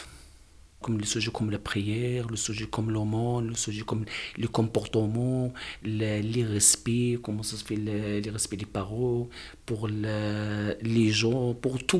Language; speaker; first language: French; non-native, learner; Arabic